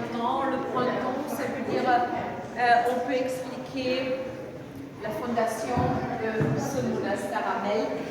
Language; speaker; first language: French; non-native, fluent; German